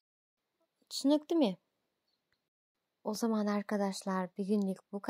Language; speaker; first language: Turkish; non-native, fluent; Kazakh